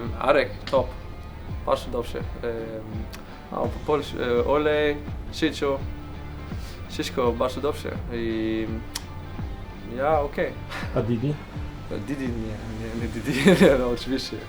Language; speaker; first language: Polish; non-native, learner; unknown